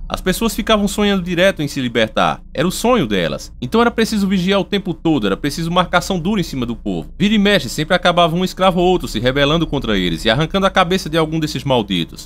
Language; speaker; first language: Portuguese; native; Portuguese